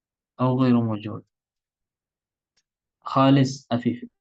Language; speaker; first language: Arabic; non-native, fluent; Indonesian